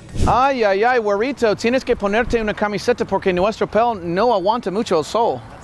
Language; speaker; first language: Spanish; non-native, fluent; English